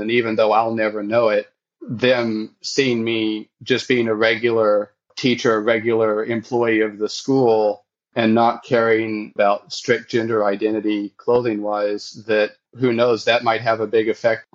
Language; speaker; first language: English; native; English